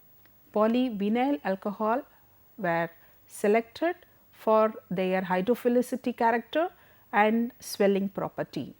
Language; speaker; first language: English; non-native, local second language; Tamil